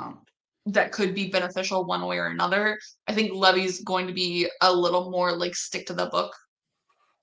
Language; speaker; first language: English; native; English